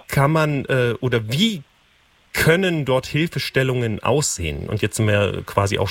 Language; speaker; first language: German; native; German